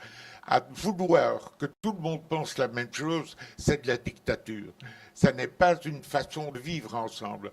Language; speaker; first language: French; native; French